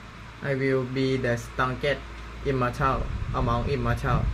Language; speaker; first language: English; non-native, learner; Thai